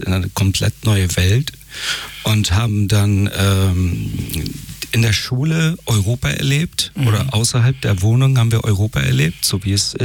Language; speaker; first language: German; early bilingual, other home language; Persian